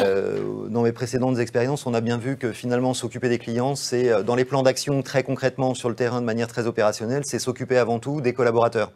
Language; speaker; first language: French; native; French